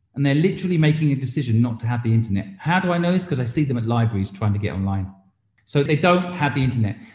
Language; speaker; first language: English; native; English